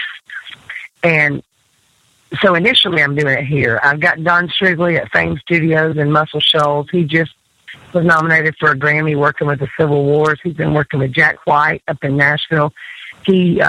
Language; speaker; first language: English; native; English